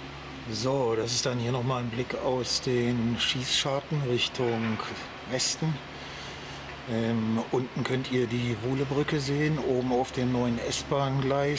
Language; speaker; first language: German; native; German